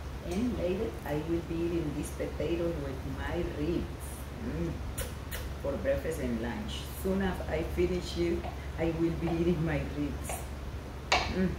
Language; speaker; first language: English; non-native, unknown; Spanish